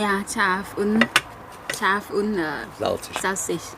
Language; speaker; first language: German; non-native, learner; Thai